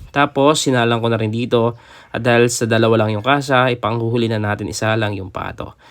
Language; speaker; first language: Filipino; native; Filipino